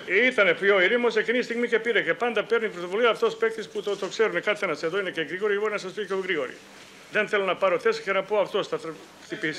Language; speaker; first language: Greek; non-native, fluent; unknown